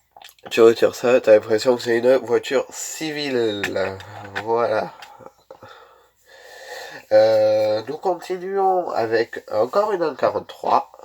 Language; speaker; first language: French; native; French